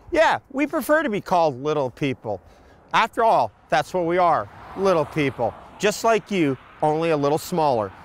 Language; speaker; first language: English; native; English